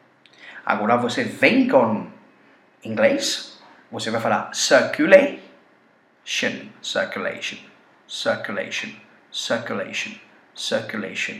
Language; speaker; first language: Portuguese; non-native, fluent; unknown